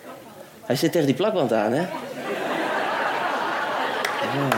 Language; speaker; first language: Dutch; native; Dutch